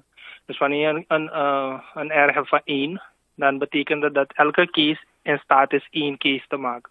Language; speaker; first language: Dutch; native; Dutch